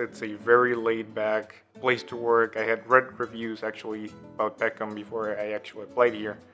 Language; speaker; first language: English; non-native, fluent; Spanish